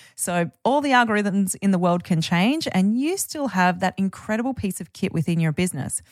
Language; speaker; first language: English; native; English